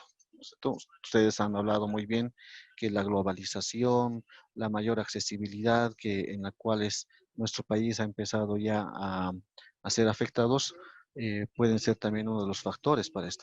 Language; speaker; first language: Spanish; native; Spanish